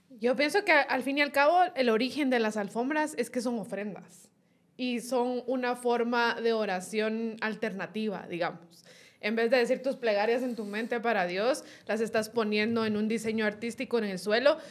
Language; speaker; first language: Spanish; native; Spanish